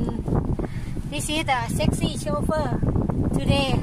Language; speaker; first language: English; non-native, learner; Thai